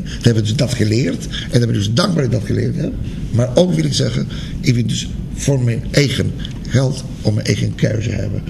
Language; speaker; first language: Dutch; non-native, fluent; Spanish